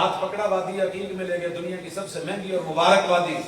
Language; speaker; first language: Urdu; non-native, local second language; Punjabi